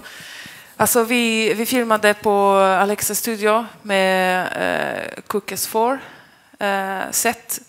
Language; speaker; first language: Swedish; non-native, fluent; Polish